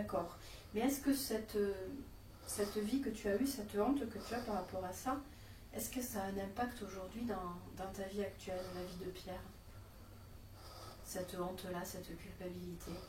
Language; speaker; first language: French; native; French